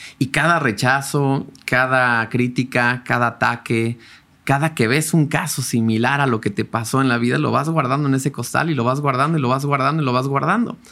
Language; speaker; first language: Spanish; native; Spanish